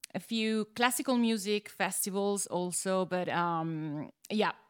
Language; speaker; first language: English; non-native, fluent; Italian